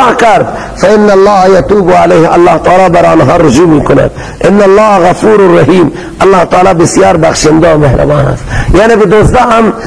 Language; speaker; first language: Persian; non-native, local second language; Baluchi